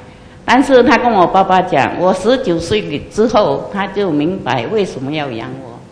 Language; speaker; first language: Chinese; non-native, local second language; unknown